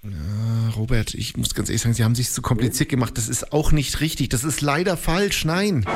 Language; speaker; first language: German; native; German